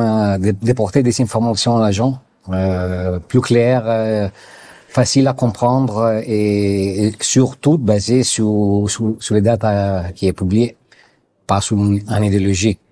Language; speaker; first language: French; non-native, learner; Italian